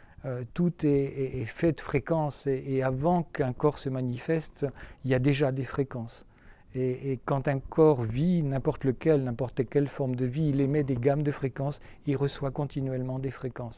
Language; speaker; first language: French; native; French